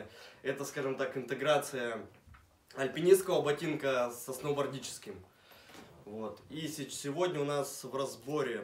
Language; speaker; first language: Russian; native; Russian